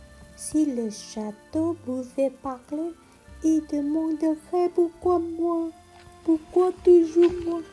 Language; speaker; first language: French; non-native, learner; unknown